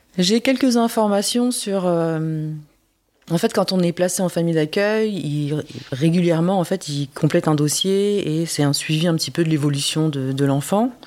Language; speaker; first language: French; early bilingual, other home language; Korean